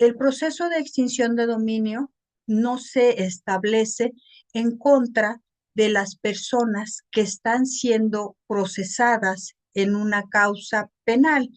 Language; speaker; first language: Spanish; native; Spanish